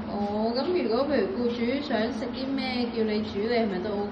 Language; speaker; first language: Cantonese; native; Cantonese